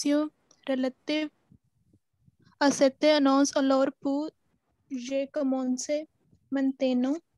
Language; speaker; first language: French; non-native, learner; Hindi